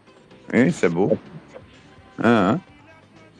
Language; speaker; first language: French; non-native, fluent; Dutch